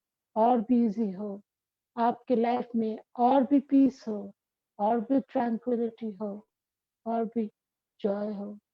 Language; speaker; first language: Hindi; non-native, local second language; Bangla